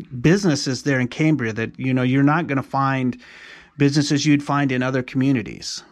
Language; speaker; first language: English; native; English